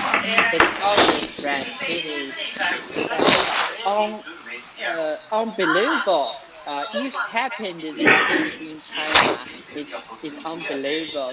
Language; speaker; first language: English; non-native, learner; Chinese